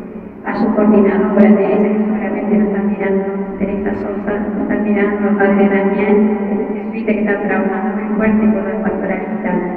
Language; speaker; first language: Spanish; native; Spanish